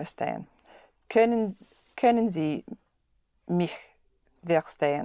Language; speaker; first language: German; non-native, learner; English